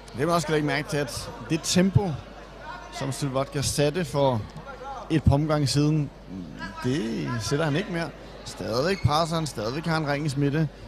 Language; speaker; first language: Danish; native; Danish